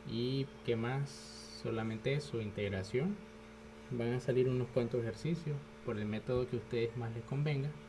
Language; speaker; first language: Spanish; native; Spanish